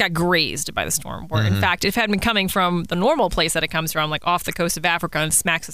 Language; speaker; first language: English; native; English